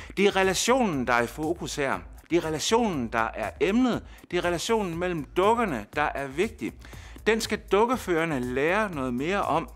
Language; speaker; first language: Danish; native; Danish